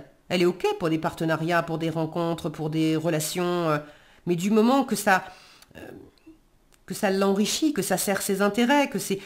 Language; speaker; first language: French; native; French